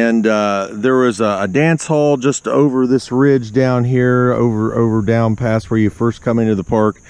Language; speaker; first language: English; native; English